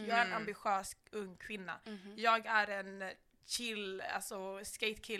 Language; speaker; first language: Swedish; native; Swedish